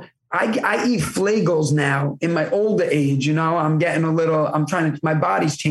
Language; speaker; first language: English; native; English